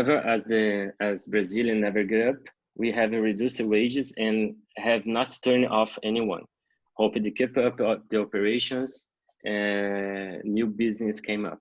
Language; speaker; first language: English; non-native, learner; Portuguese